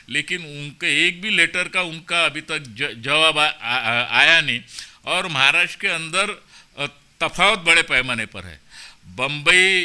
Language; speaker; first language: Hindi; non-native, local second language; Marathi